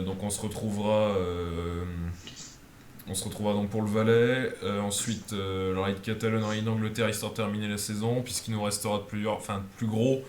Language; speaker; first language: French; native; French